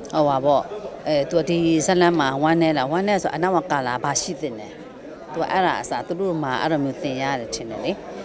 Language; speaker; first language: Burmese; native; Burmese